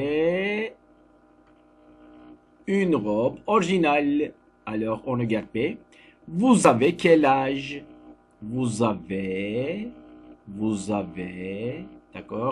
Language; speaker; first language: French; non-native, fluent; Turkish